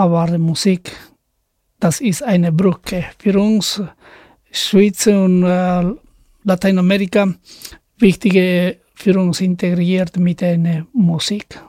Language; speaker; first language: German; non-native, learner; Spanish